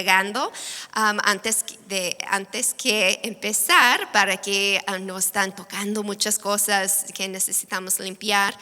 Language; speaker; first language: Spanish; non-native, fluent; English